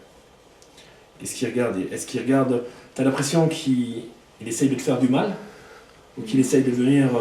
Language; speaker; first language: French; native; French